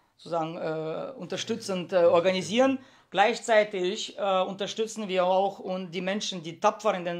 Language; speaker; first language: German; early bilingual, heritage; Russian